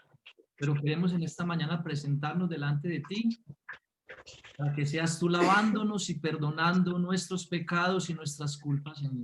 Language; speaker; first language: Spanish; native; Spanish